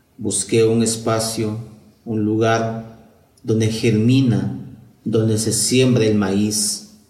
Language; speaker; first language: Spanish; non-native, local second language; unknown